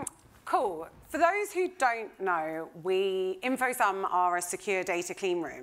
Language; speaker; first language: English; native; English